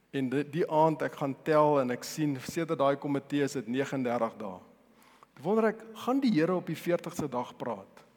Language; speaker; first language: Afrikaans; non-native, local second language; Tswana